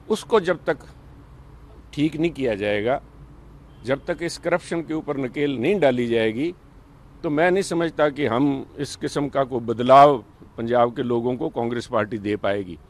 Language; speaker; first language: Hindi; non-native, local second language; Punjabi